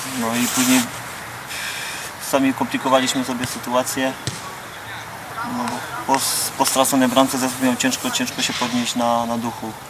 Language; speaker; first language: Polish; native; Polish